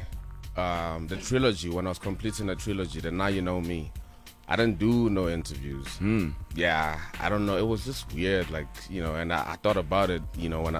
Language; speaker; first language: English; non-native, local second language; Northern Sotho